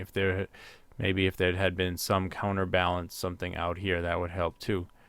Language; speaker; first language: English; native; English